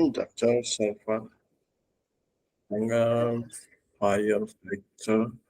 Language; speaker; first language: English; non-native, learner; Indonesian